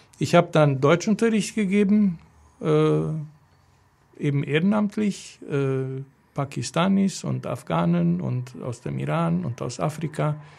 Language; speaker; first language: German; non-native, fluent; Romanian